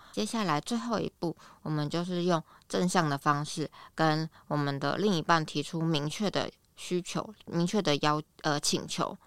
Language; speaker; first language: Chinese; native; Chinese